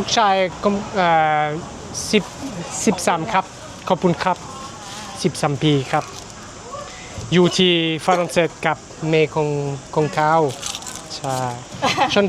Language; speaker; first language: Thai; non-native, learner; French